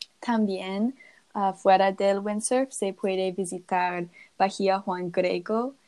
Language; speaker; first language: Spanish; non-native, learner; English